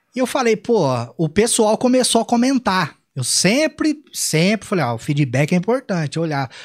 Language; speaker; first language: Portuguese; native; Portuguese